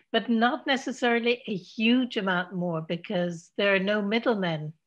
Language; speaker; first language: English; native; English